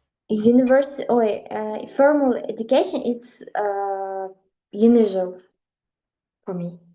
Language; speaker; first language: English; non-native, learner; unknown